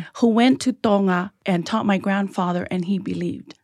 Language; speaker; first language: English; early bilingual, other home language; Tongan